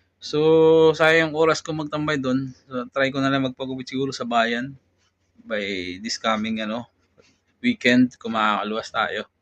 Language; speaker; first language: Filipino; native; Filipino